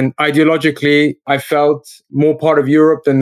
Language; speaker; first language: English; native; English